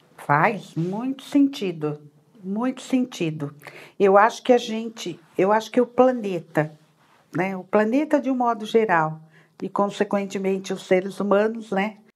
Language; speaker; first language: Portuguese; native; Portuguese